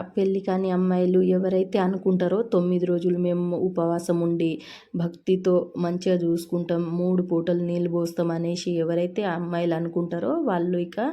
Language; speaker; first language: Telugu; non-native, local second language; Lambadi